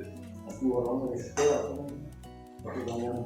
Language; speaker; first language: Indonesian; non-native, learner; French